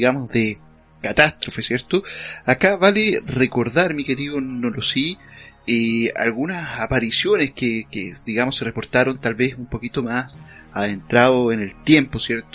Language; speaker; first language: Spanish; native; Spanish